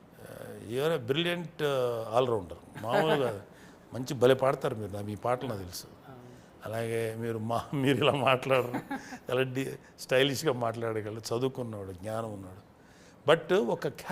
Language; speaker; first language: Telugu; native; Telugu